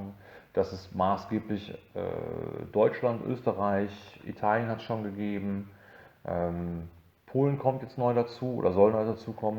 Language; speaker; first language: German; native; German